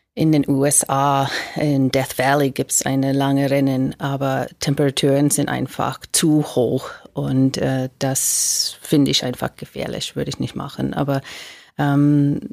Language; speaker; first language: German; non-native, fluent; English